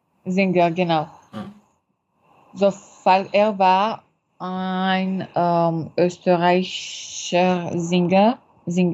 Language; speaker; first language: German; non-native, learner; French